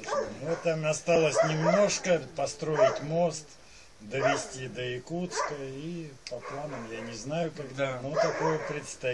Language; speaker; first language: Russian; native; Russian